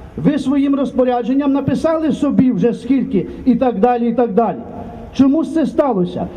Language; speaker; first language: Ukrainian; native; Ukrainian